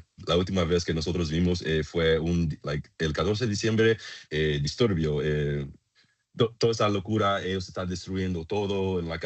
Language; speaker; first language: Spanish; non-native, learner; English